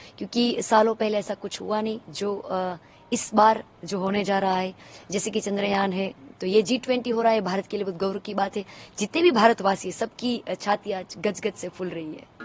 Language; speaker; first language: Hindi; non-native, local second language; Gujarati